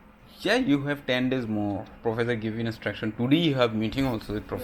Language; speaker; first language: English; non-native, learner; Bangla